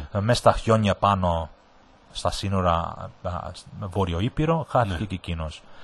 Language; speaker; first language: Greek; early bilingual, heritage; Greek